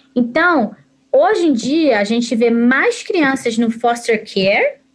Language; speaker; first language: Portuguese; native; Portuguese